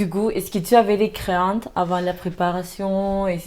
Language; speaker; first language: French; non-native, fluent; Spanish